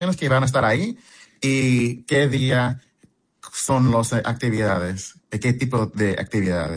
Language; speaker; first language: Spanish; early bilingual, heritage; English